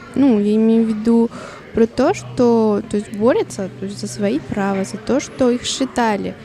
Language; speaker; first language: Russian; non-native, fluent; Spanish